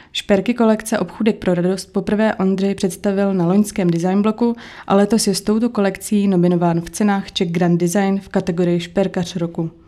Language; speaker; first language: Czech; native; Czech